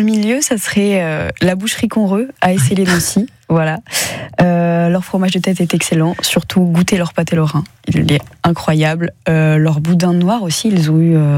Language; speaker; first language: French; native; French